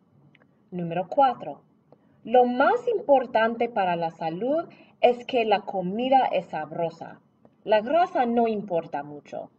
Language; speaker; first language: Spanish; non-native, fluent; English